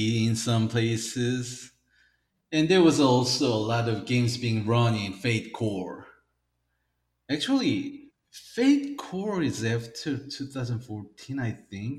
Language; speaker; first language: English; native; English